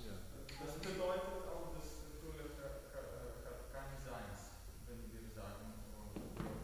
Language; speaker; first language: German; non-native, learner; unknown